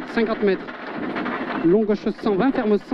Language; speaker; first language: French; native; French